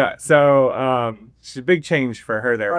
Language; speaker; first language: English; native; English